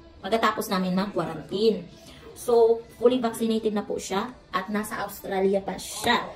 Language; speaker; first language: Filipino; native; Filipino